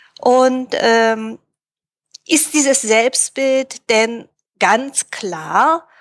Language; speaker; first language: German; native; German